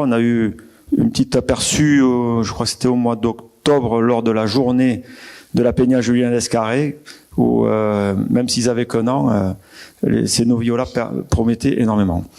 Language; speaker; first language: French; native; French